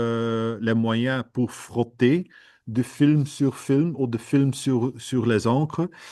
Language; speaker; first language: French; non-native, fluent; Dutch